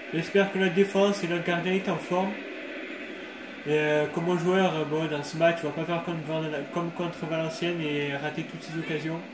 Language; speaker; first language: French; native; French